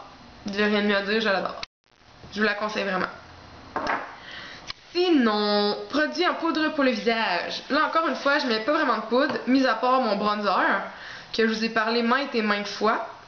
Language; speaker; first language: French; native; French